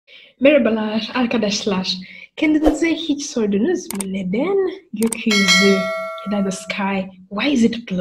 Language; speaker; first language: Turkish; non-native, learner; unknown